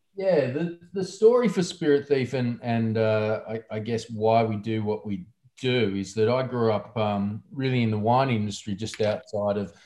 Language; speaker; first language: English; native; English